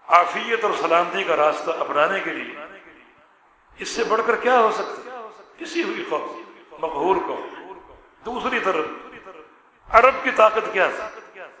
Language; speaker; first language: Urdu; native; Urdu